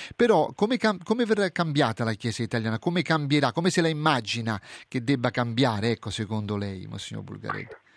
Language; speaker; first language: Italian; native; Italian